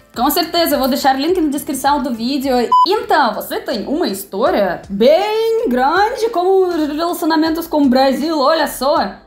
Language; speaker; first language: Portuguese; non-native, fluent; Russian